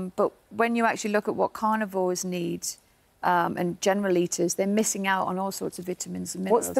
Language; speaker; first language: English; native; English